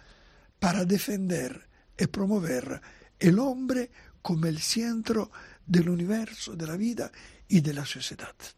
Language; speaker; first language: Spanish; non-native, fluent; Italian